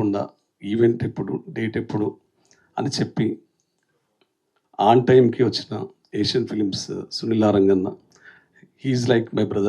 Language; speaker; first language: Telugu; native; Telugu